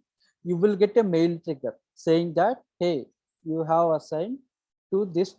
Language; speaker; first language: English; non-native, local second language; Telugu